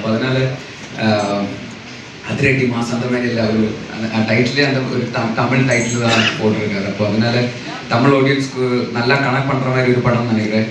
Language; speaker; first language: Tamil; non-native, local second language; Malayalam